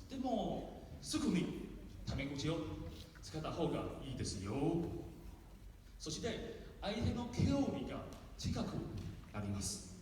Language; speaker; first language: Japanese; non-native, learner; Min Nan Chinese